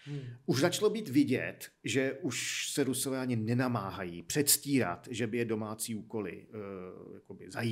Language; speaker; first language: Czech; native; Czech